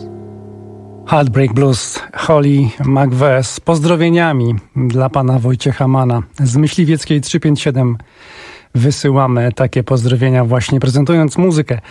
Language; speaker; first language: Polish; native; Polish